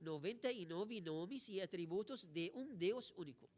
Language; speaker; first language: Portuguese; non-native, fluent; Arabic